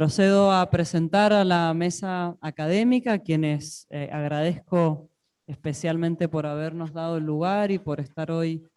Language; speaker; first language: Spanish; native; Spanish